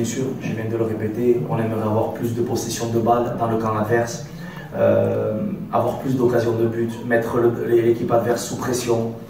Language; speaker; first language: French; native; French